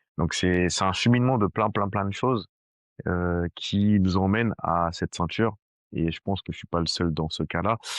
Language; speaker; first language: French; early bilingual, other home language; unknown